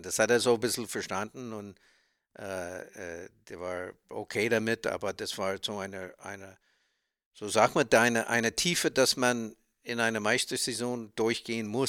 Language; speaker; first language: German; non-native, learner; English